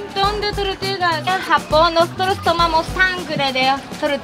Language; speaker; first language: Spanish; non-native, learner; Japanese